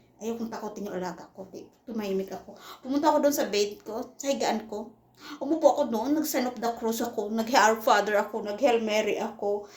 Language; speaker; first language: Filipino; non-native, local second language; Cebuano